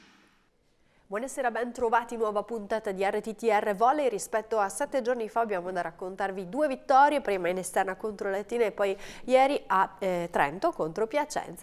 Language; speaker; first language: Italian; native; Italian